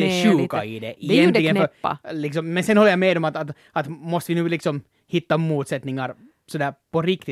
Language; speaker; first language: Swedish; native; Swedish